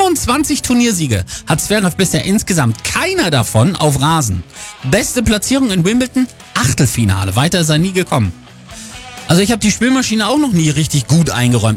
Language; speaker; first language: German; native; German